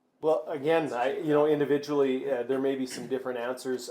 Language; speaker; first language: English; native; English